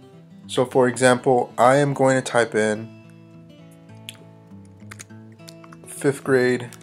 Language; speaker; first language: English; native; English